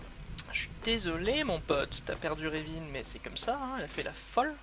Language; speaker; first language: French; native; French